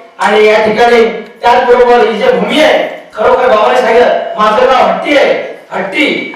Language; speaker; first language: Marathi; non-native, local second language; Lambadi